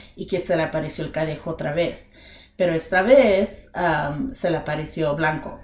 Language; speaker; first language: Spanish; early bilingual, other home language; English